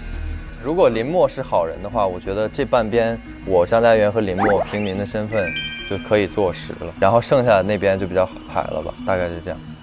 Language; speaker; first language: Chinese; native; Chinese